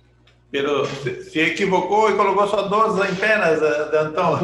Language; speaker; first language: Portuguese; non-native, learner; Spanish